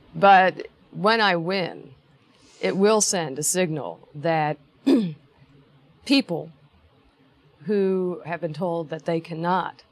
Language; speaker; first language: English; native; English